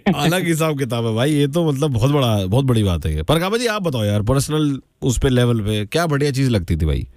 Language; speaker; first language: Hindi; native; Hindi